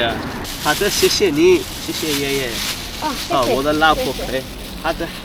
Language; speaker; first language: Chinese; non-native, learner; English